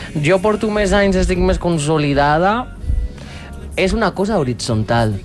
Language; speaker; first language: Catalan; non-native, local second language; Spanish